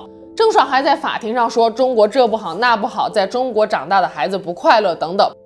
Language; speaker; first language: Chinese; native; Chinese